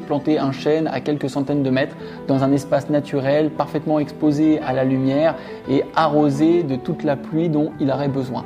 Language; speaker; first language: French; native; French